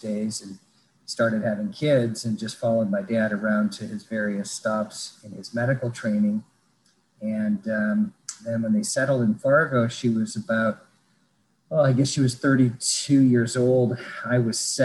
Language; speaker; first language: English; native; English